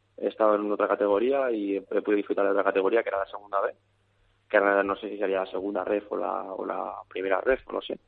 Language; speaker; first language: Spanish; native; Spanish